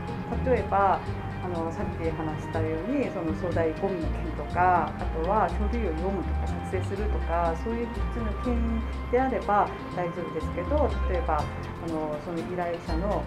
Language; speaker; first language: Japanese; non-native, fluent; Korean